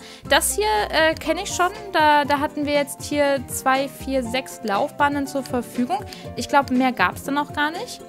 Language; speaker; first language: German; native; German